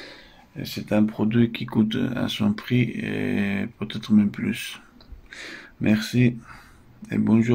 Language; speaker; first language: French; non-native, fluent; Russian